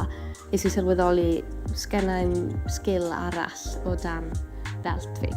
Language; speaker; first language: Welsh; native; Welsh